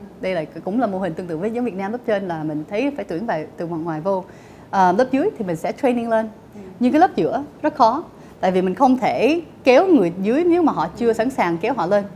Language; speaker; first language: Vietnamese; early bilingual, heritage; Vietnamese